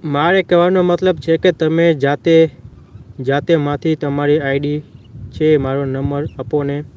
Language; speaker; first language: Gujarati; non-native, local second language; Kachhi